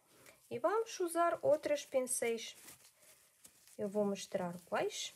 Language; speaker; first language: Portuguese; non-native, learner; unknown